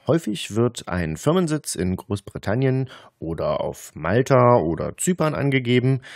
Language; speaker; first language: German; native; German